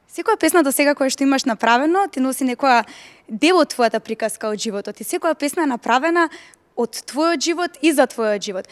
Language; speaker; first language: Macedonian; native; Macedonian